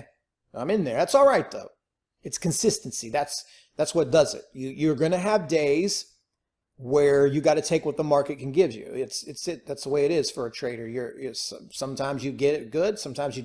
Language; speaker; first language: English; native; English